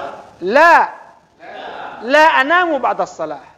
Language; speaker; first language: Arabic; non-native, fluent; Indonesian